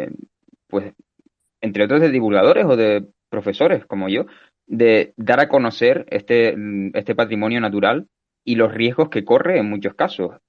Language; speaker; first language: Spanish; native; Spanish